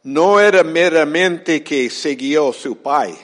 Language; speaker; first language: Portuguese; non-native, fluent; Spanish